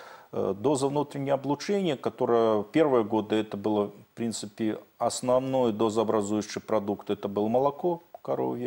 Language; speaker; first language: Russian; native; Russian